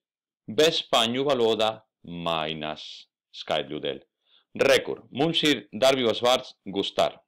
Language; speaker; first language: Latvian; non-native, fluent; Spanish